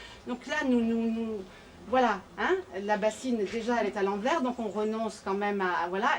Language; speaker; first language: French; native; French